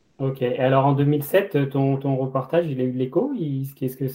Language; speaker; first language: French; native; French